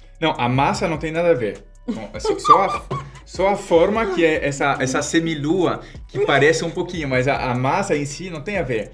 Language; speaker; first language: Portuguese; non-native, fluent; French